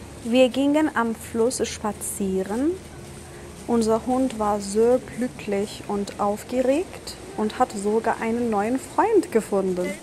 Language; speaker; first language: German; non-native, fluent; Persian